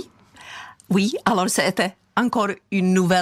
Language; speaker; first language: French; non-native, fluent; Czech